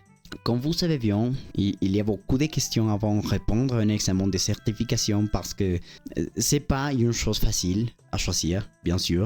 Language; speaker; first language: French; non-native, learner; Spanish